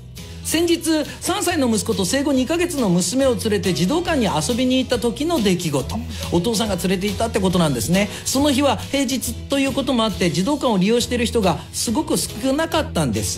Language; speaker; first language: Japanese; native; Japanese